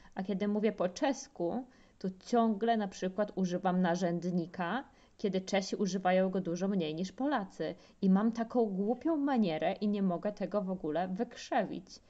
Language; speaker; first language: Polish; native; Polish